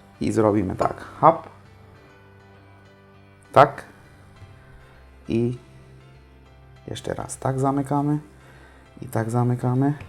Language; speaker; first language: Polish; non-native, fluent; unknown